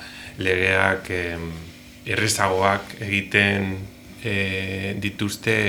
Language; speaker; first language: Basque; non-native, learner; Spanish